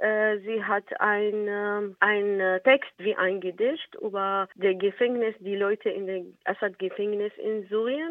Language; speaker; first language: German; non-native, learner; Arabic